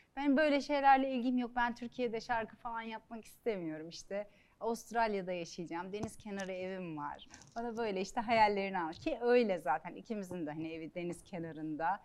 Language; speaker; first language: Turkish; native; Turkish